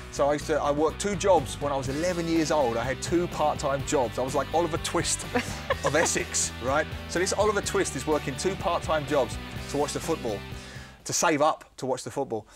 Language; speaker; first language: English; native; English